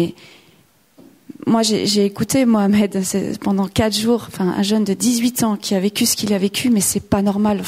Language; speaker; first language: French; native; French